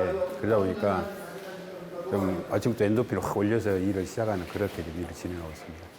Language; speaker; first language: Korean; native; Korean